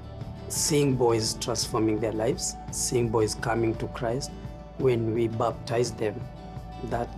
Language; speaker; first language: English; non-native, local second language; Swahili